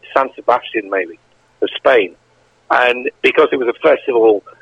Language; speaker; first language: English; native; English